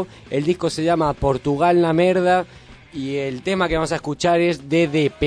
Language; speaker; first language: Spanish; native; Spanish